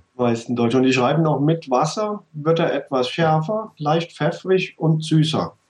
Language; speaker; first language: German; native; German